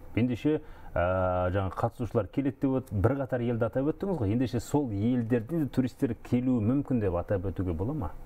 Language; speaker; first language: Kazakh; native; Kazakh